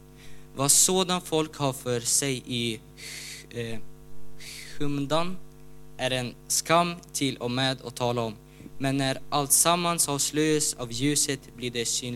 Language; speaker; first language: Swedish; non-native, learner; Ukrainian